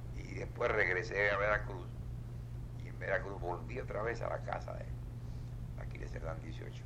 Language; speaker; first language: Spanish; native; Spanish